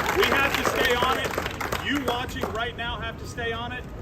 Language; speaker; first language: English; native; English